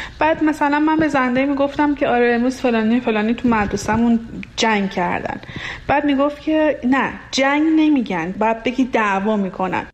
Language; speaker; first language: Persian; non-native, local second language; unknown